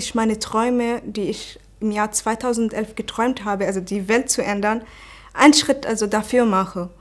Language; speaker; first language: German; non-native, fluent; Arabic